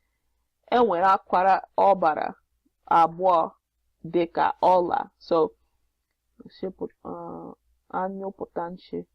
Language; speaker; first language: Igbo; non-native, learner; English